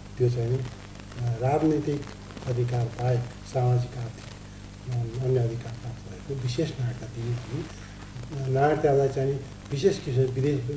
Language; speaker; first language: Nepali; native; Nepali